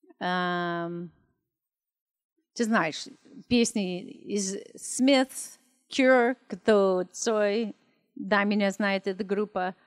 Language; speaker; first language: Russian; non-native, learner; English